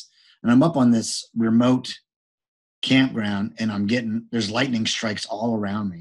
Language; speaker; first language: English; native; English